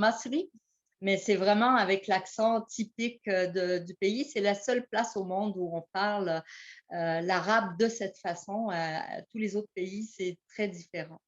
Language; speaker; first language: French; early bilingual, heritage; French